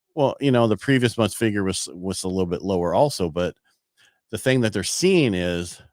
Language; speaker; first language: English; native; English